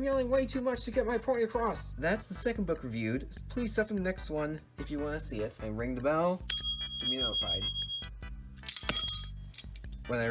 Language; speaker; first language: English; native; English